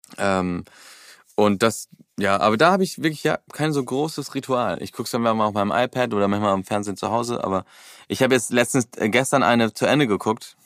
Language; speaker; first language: German; early bilingual, heritage; German